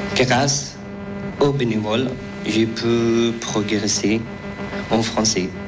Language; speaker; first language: French; non-native, learner; Persian